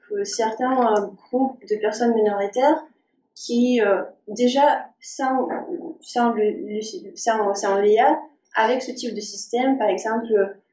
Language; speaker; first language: French; non-native, fluent; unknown